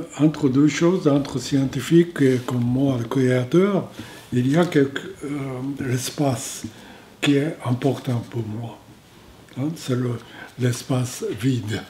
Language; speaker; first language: French; non-native, fluent; Japanese